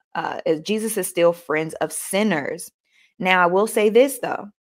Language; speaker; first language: English; native; English